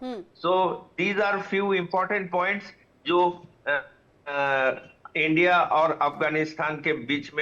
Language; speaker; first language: Hindi; non-native, local second language; Bangla